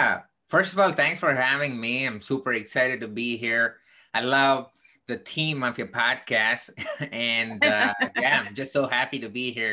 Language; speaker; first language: English; non-native, local second language; Tamil